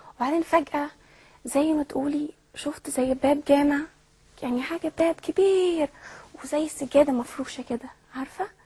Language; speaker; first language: Arabic; early bilingual, heritage; Arabic